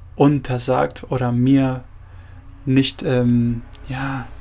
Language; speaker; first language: German; early bilingual, other home language; Spanish